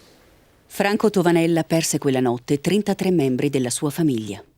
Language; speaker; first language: Italian; native; Italian